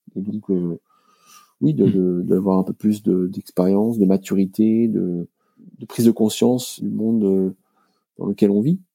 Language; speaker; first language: French; native; French